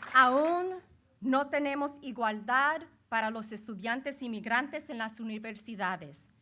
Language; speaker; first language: Spanish; early bilingual, heritage; Spanish